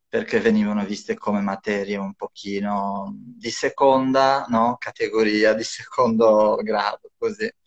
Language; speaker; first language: Italian; non-native, fluent; Albanian